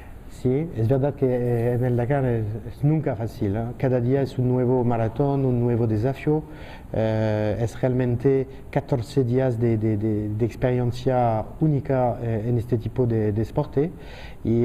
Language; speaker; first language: Spanish; non-native, fluent; French